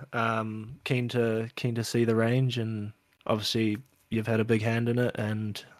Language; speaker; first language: English; native; English